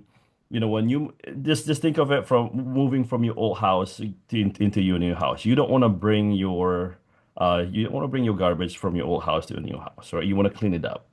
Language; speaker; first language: English; non-native, fluent; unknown